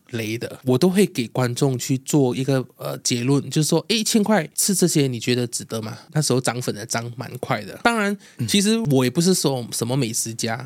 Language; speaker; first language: Chinese; native; Chinese